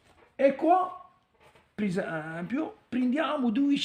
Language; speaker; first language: Italian; non-native, learner; Arabic